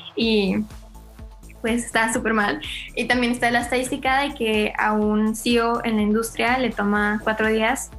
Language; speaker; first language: Spanish; native; Spanish